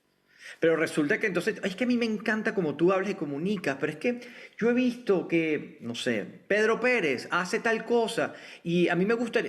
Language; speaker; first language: Spanish; native; Spanish